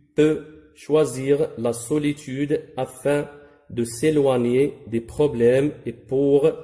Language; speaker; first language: French; non-native, local second language; Arabic